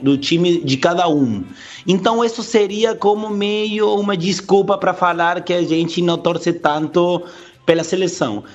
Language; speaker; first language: Portuguese; non-native, fluent; Spanish